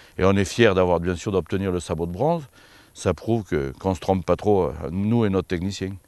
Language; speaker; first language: French; native; French